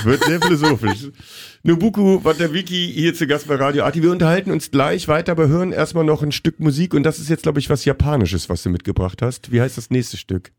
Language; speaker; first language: German; native; German